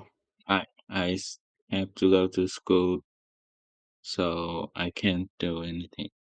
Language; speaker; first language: English; non-native, learner; Vietnamese